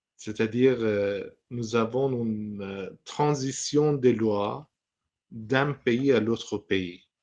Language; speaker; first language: French; non-native, fluent; Persian